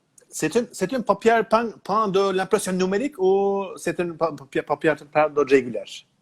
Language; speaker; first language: French; non-native, learner; Turkish